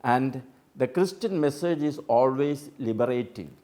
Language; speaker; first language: English; non-native, local second language; Malayalam